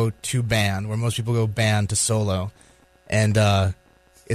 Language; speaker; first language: English; native; English